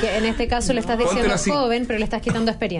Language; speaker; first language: Spanish; native; Spanish